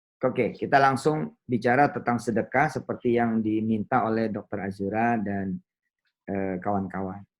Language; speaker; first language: Indonesian; native; Indonesian